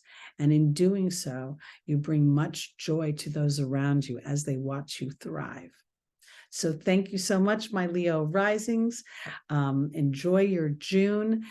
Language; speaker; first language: English; native; English